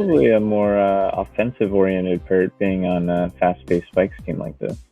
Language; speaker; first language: English; native; English